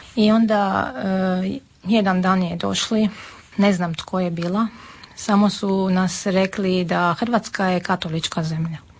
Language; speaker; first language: Serbian; non-native, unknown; Armenian